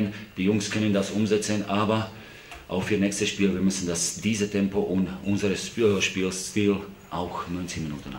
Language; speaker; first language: German; non-native, fluent; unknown